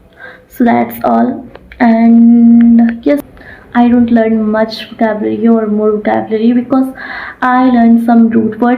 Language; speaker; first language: English; non-native, learner; Odia